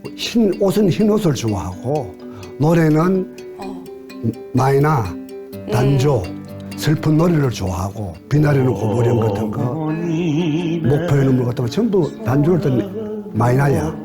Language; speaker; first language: Korean; native; Korean